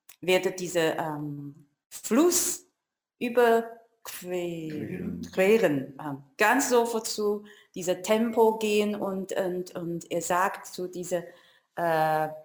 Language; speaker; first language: German; non-native, learner; Chinese